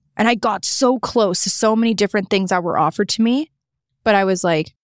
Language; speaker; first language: English; native; English